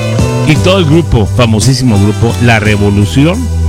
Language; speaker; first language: Spanish; native; Spanish